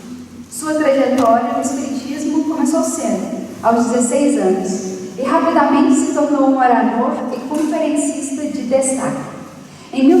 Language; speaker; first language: Portuguese; native; Portuguese